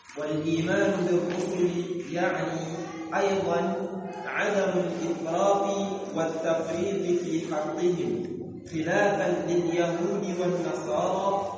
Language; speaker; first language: Arabic; non-native, fluent; Swahili